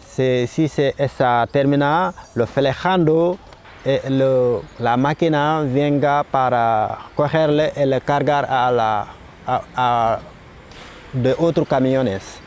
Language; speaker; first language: Spanish; non-native, learner; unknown